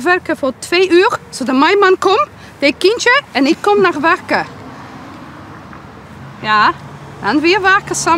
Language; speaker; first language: Dutch; non-native, learner; Polish